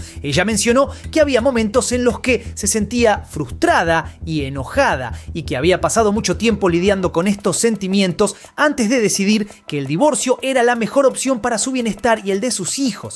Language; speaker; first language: Spanish; native; Spanish